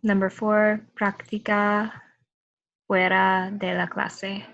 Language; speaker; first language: Spanish; non-native, learner; English